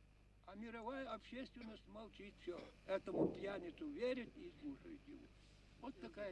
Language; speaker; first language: Russian; non-native, local second language; Chechen